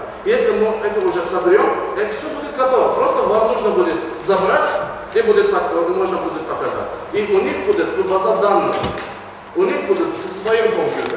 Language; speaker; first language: Russian; non-native, learner; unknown